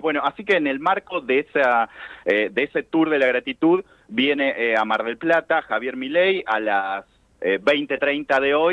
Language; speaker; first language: Spanish; native; Spanish